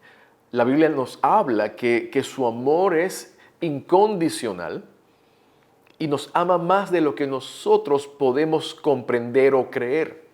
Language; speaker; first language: Spanish; native; Spanish